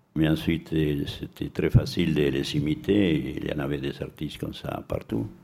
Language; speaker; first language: French; non-native, fluent; Spanish